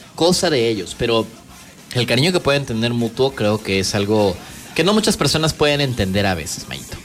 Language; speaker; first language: Spanish; native; Spanish